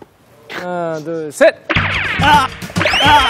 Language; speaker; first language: Korean; native; Korean